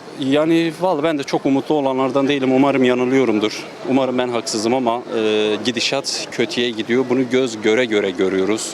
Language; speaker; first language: Turkish; native; Turkish